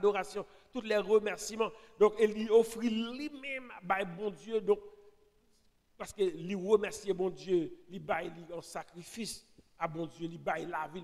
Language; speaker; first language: French; non-native, local second language; Haitian Creole